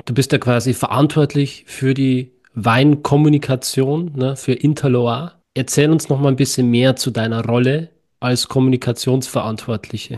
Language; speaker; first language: German; native; German